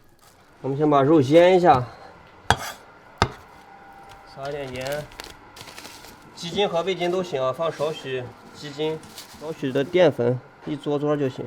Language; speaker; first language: Chinese; native; Chinese